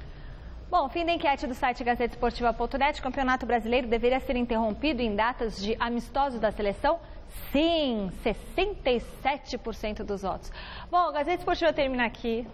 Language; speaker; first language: Portuguese; native; Portuguese